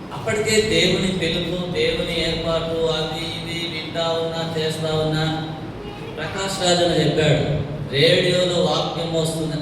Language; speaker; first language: Telugu; non-native, local second language; Tamil